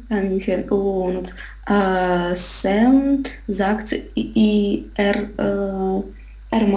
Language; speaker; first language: German; non-native, learner; Russian